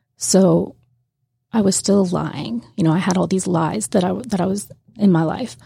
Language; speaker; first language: English; native; English